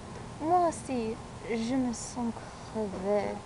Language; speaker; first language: French; non-native, learner; English